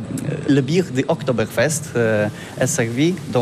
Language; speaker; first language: French; non-native, learner; Polish